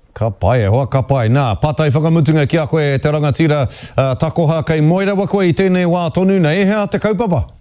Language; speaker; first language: Māori; native; Māori